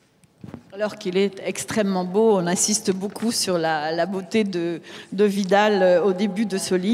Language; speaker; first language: French; native; French